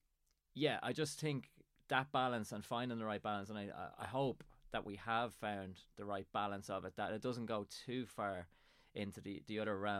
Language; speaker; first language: English; native; English